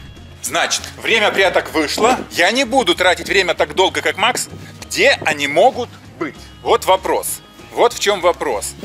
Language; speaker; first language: Russian; native; Russian